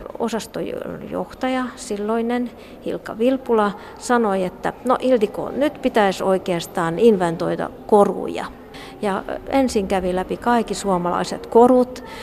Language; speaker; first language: Finnish; non-native, fluent; Hungarian